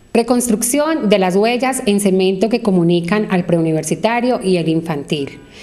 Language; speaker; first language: Spanish; native; Spanish